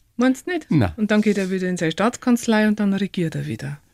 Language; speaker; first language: German; native; German